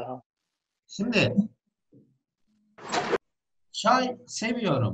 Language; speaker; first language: Turkish; non-native, learner; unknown